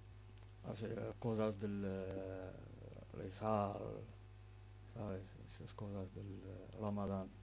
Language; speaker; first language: Spanish; non-native, learner; Arabic